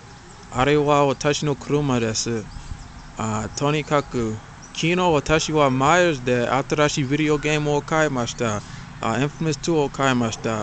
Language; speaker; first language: Japanese; non-native, learner; English